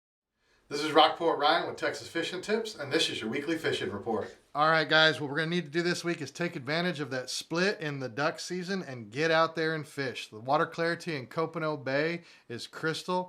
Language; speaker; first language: English; native; English